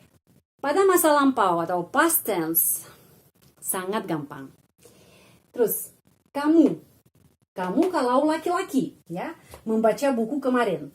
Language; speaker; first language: Indonesian; non-native, fluent; Russian